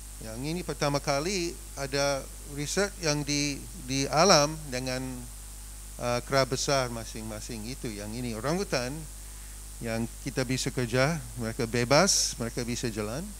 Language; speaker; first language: Indonesian; non-native, fluent; English